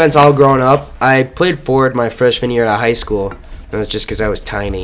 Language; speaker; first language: English; native; English